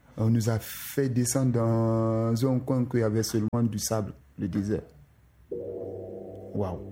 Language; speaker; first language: French; non-native, local second language; Susu